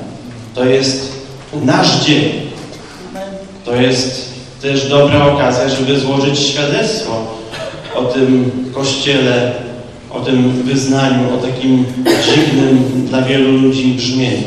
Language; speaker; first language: Polish; native; Polish